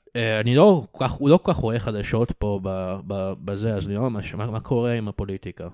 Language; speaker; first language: Hebrew; native; Hebrew